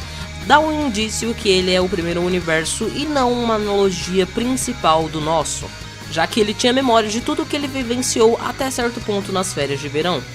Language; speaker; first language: Portuguese; native; Portuguese